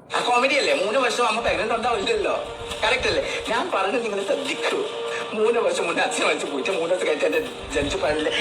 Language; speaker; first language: Malayalam; non-native, fluent; Assamese